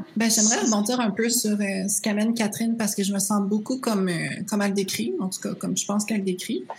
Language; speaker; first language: French; native; French